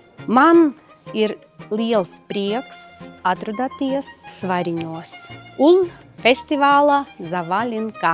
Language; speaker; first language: Latvian; non-native, local second language; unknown